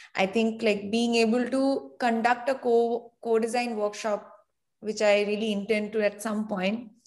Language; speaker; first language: English; non-native, fluent; Spanish